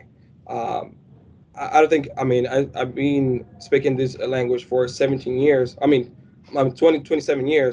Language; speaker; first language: English; non-native, fluent; Spanish